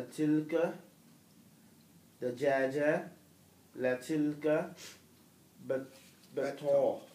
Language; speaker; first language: Arabic; non-native, learner; English